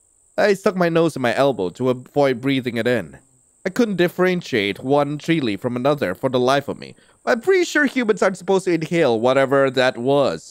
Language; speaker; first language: English; native; English